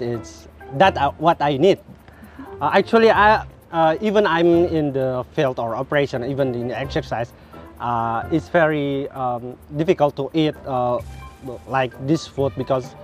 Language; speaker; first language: English; non-native, fluent; Indonesian